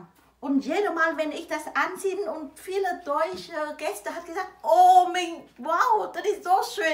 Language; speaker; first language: German; non-native, learner; Vietnamese